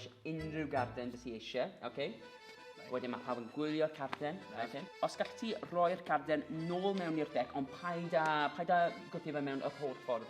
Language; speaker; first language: Welsh; native; Welsh